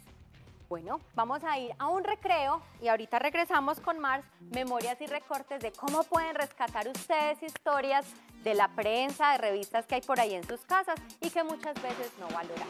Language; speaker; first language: Spanish; native; Spanish